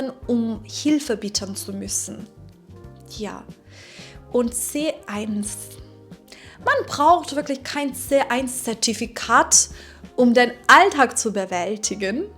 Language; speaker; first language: German; non-native, fluent; Persian